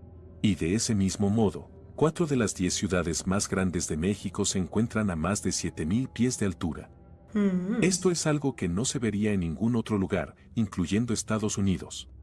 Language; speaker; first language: Spanish; native; Spanish